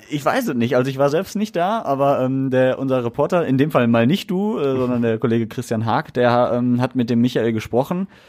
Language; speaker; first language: German; native; German